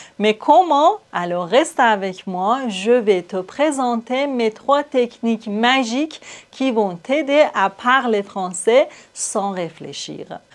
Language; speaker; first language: French; non-native, fluent; Persian